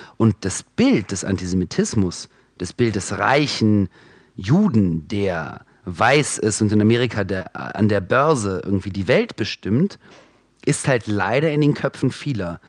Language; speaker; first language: German; early bilingual, other home language; Russian